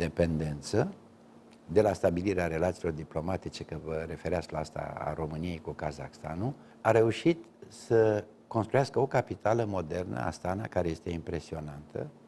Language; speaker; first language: Romanian; native; Romanian